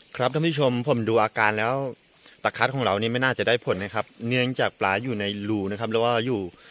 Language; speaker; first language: Thai; non-native, local second language; S'gaw Karen